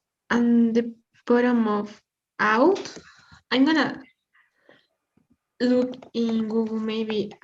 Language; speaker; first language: English; non-native, learner; Spanish